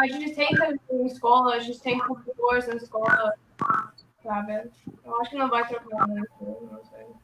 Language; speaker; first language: Portuguese; early bilingual, heritage; Portuguese